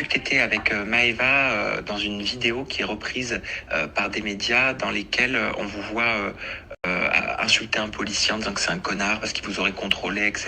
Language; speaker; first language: French; native; French